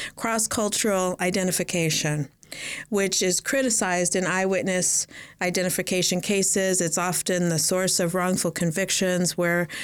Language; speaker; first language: English; native; English